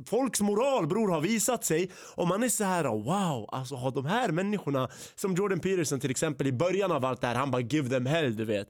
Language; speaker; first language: Swedish; early bilingual, other home language; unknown